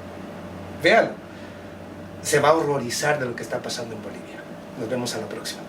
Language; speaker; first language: Spanish; native; Spanish